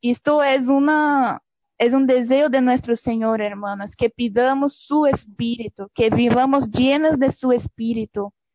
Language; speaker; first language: Spanish; non-native, fluent; Portuguese